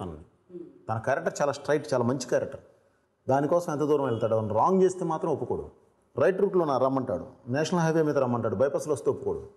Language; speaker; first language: Telugu; native; Telugu